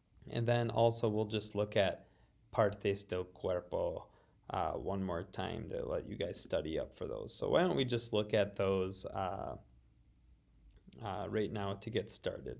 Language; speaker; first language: English; native; English